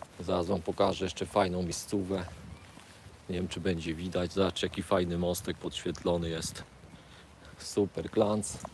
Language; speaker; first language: Polish; native; Polish